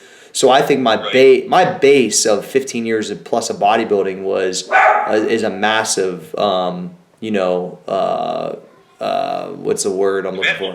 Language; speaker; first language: English; native; English